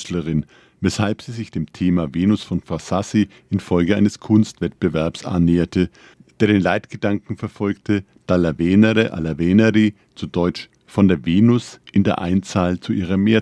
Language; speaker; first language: German; native; German